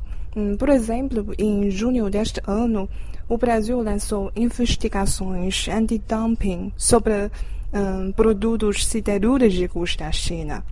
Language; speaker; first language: Portuguese; non-native, fluent; Chinese